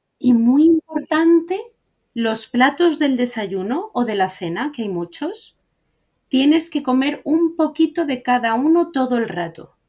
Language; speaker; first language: Spanish; native; Spanish